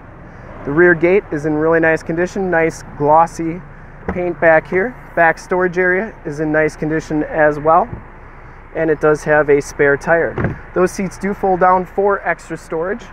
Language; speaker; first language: English; native; English